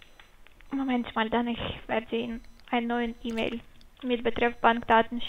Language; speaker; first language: German; non-native, fluent; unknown